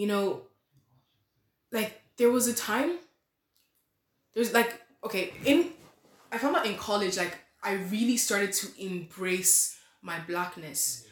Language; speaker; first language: English; native; English